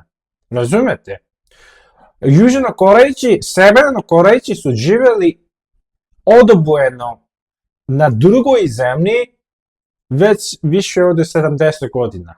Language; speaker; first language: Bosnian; non-native, fluent; Korean